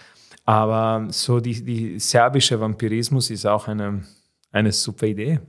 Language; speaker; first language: German; non-native, fluent; Serbian